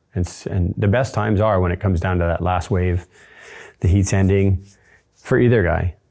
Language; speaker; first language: English; native; English